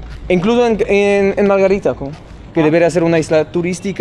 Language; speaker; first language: Spanish; non-native, learner; French